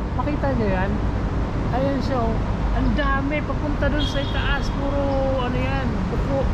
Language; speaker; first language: Filipino; non-native, local second language; Bikol